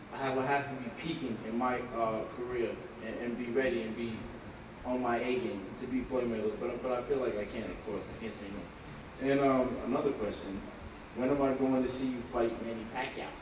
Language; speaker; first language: English; native; English